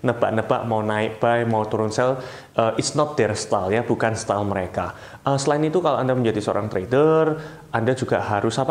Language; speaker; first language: Indonesian; native; Indonesian